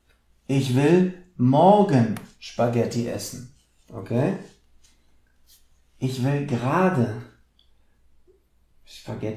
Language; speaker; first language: German; non-native, fluent; English